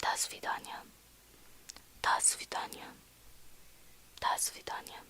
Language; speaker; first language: Russian; non-native, learner; English